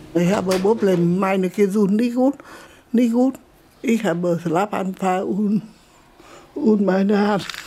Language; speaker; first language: German; non-native, learner; Vietnamese